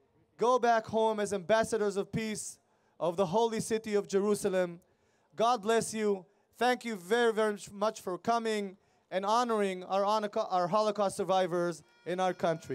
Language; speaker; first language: English; non-native, fluent; Hebrew